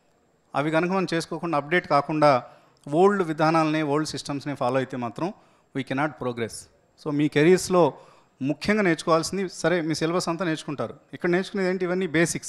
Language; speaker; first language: Telugu; native; Telugu